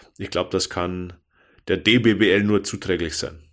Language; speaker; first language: German; native; German